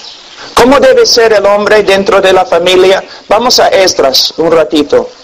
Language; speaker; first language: Spanish; non-native, fluent; English